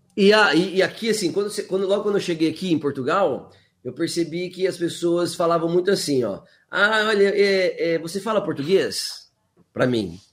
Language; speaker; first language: Portuguese; native; Portuguese